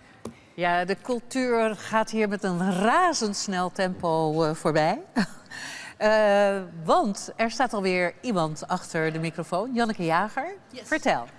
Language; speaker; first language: Dutch; native; Dutch